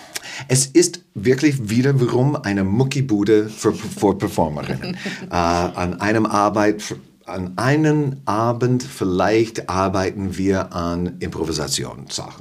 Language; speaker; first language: German; non-native, fluent; English